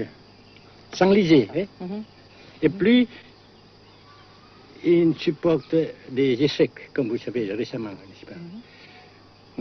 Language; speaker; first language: French; non-native, fluent; Vietnamese